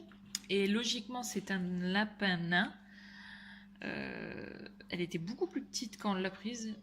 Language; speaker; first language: French; native; French